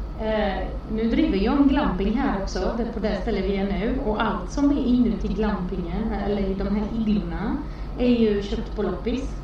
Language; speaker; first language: Swedish; non-native, fluent; Romanian